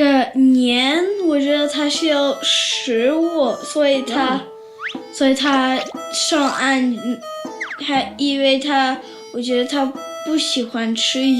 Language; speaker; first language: Chinese; non-native, learner; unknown